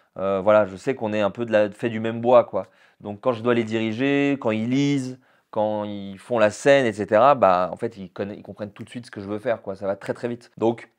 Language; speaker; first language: French; native; French